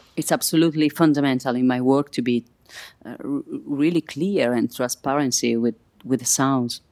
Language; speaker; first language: English; non-native, fluent; Italian